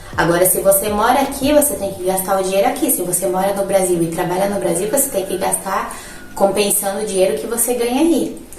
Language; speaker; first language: Portuguese; native; Portuguese